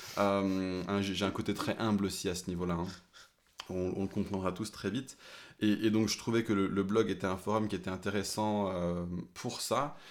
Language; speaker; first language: French; early bilingual, other home language; English